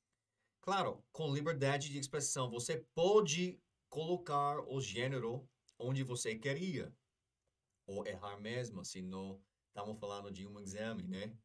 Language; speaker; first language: Portuguese; non-native, fluent; English